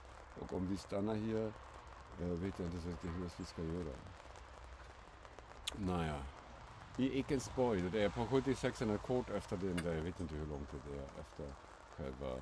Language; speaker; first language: Swedish; non-native, fluent; German